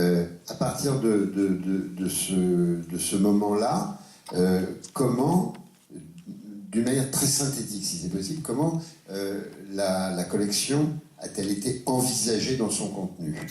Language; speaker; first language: French; native; French